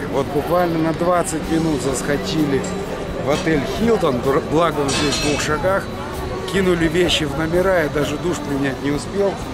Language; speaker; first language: Russian; native; Russian